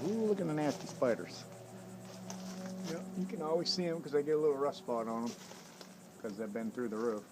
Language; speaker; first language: English; native; English